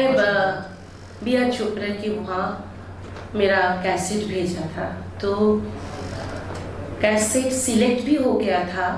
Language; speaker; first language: Hindi; non-native, local second language; Bangla